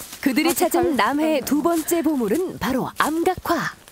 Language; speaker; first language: Korean; native; Korean